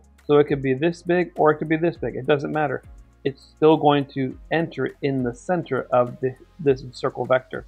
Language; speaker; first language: English; native; English